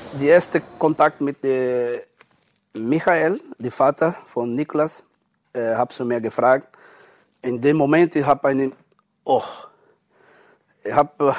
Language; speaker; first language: German; non-native, learner; Portuguese